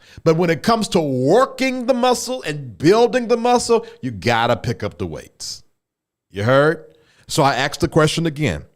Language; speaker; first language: English; native; English